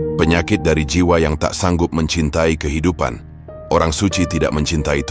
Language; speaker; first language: Indonesian; native; Indonesian